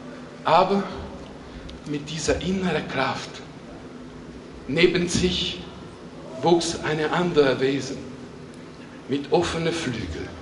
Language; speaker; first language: German; non-native, fluent; Italian